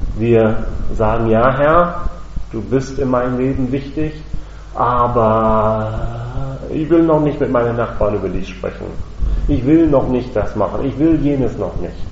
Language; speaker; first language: German; non-native, fluent; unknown